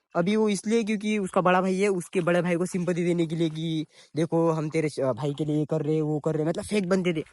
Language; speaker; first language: Hindi; non-native, local second language; Marathi